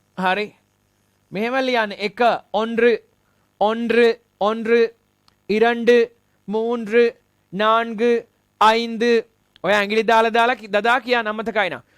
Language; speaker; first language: Sinhala; non-native, local second language; Tamil